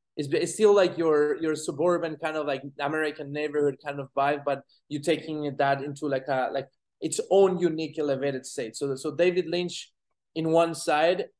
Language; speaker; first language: English; non-native, fluent; Spanish